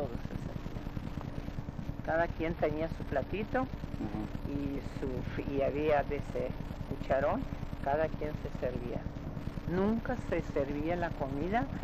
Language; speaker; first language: Spanish; early bilingual, other home language; Russian